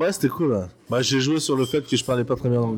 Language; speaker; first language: French; native; French